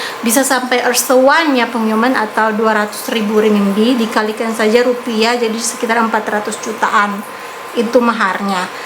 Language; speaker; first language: Indonesian; native; Indonesian